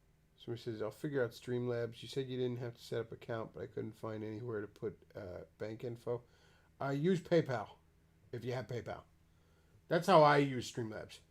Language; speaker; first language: English; native; English